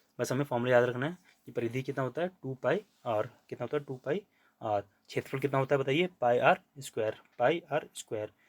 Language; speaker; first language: Hindi; native; Hindi